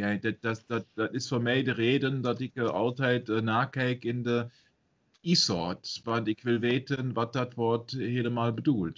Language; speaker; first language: Dutch; non-native, fluent; German